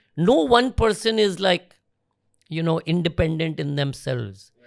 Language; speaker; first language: English; non-native, local second language; Hindi